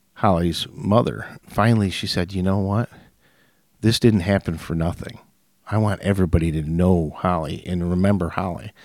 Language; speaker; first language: English; native; English